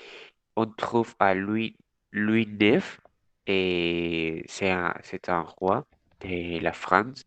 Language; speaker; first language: French; non-native, learner; Spanish